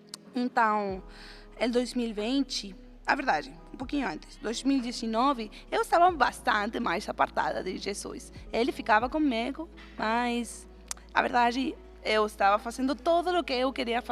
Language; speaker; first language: Portuguese; non-native, fluent; Spanish